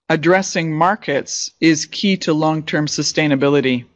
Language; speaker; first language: English; native; English